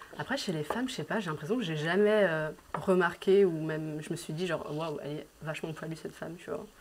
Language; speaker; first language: French; early bilingual, other home language; Portuguese